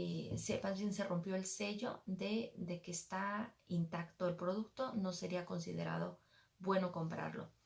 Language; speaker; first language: Spanish; native; Spanish